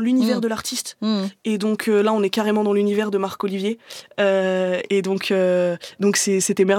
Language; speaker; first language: French; native; French